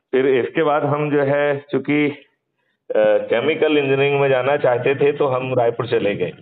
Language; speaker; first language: Hindi; native; Hindi